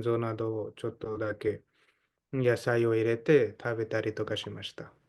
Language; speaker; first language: Japanese; non-native, fluent; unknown